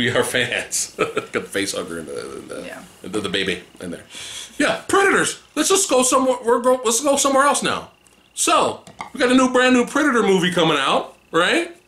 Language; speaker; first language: English; native; English